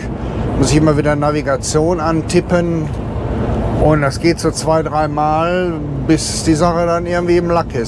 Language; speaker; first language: German; native; German